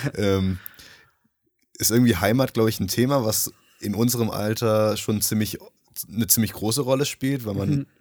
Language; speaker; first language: German; early bilingual, other home language; Nepali